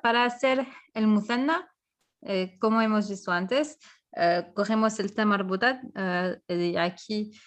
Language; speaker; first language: Spanish; non-native, fluent; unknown